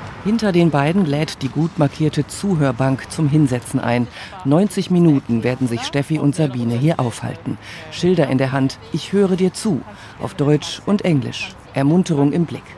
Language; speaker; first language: German; native; German